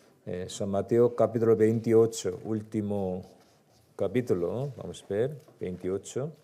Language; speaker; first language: Spanish; non-native, learner; Korean